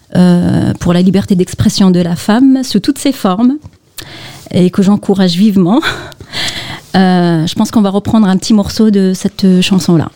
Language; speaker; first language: French; non-native, local second language; Kabyle